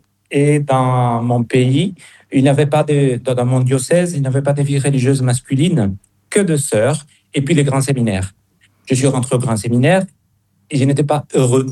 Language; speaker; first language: French; non-native, fluent; Spanish